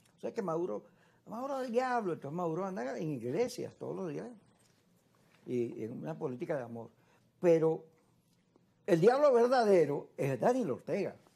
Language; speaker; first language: Spanish; native; Spanish